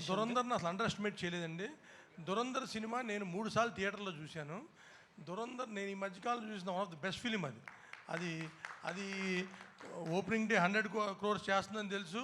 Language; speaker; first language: Telugu; native; Telugu